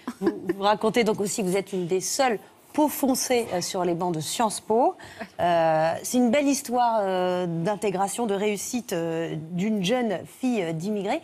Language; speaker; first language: French; native; French